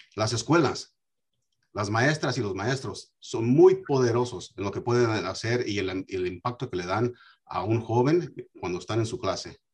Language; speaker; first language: Spanish; early bilingual, heritage; Spanish